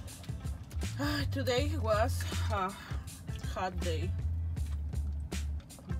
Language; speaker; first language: English; non-native, learner; Spanish